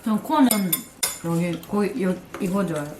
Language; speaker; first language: Korean; non-native, fluent; Japanese